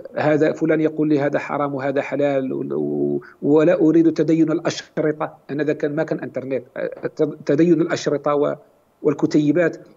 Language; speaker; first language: Arabic; native; Arabic